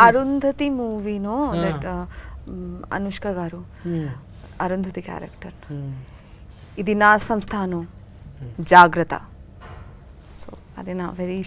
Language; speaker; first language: Telugu; non-native, learner; Bangla